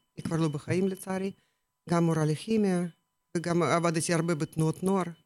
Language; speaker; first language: Hebrew; non-native, fluent; Russian